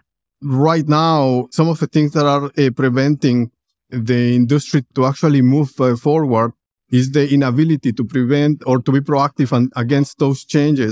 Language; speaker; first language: English; non-native, fluent; Spanish